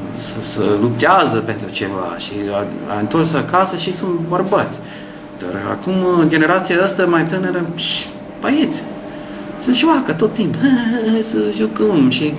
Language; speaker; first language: Romanian; non-native, learner; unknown